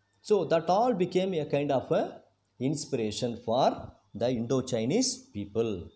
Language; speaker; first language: English; non-native, local second language; Tamil